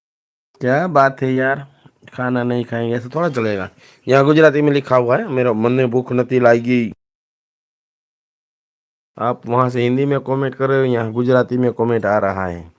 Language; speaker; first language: Hindi; non-native, local second language; Gujarati